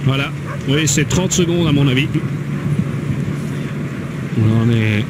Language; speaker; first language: French; native; French